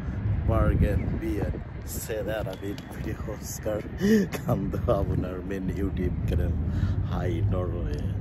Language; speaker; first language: Norwegian; non-native, learner; Bangla